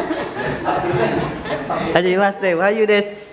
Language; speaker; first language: Japanese; non-native, learner; Indonesian